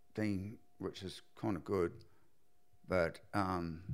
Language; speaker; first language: English; native; English